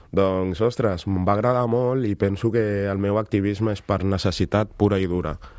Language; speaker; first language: Catalan; early bilingual, other home language; Wolof